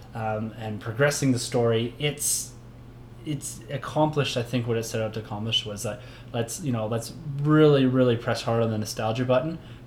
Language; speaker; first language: English; native; English